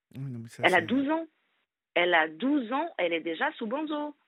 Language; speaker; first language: French; non-native, fluent; Portuguese